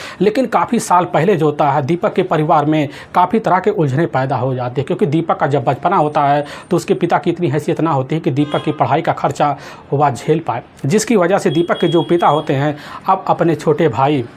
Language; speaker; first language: Hindi; native; Hindi